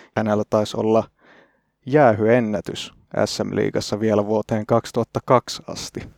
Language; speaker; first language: Finnish; native; Finnish